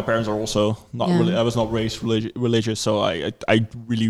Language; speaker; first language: English; non-native, fluent; Dutch